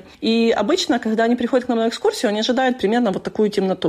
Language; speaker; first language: Russian; native; Russian